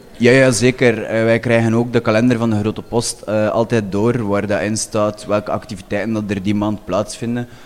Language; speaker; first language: Dutch; native; Dutch